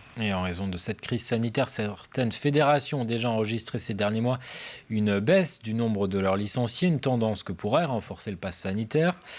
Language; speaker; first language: French; native; French